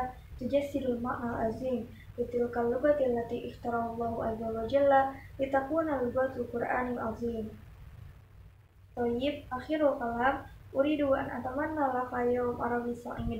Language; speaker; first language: Arabic; non-native, learner; Indonesian